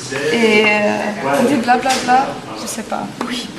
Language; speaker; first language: French; non-native, learner; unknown